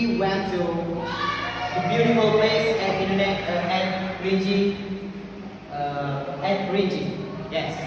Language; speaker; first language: English; non-native, learner; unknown